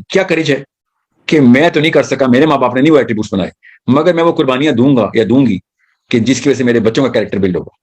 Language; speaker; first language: Urdu; native; Urdu